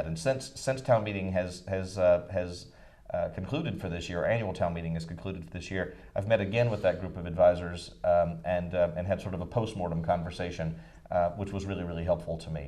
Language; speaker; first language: English; native; English